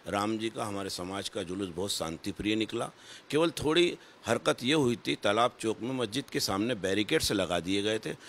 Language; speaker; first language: Hindi; native; Hindi